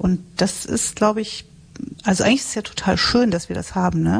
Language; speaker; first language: German; native; German